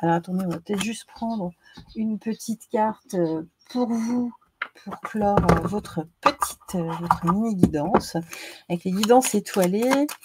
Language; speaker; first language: French; native; French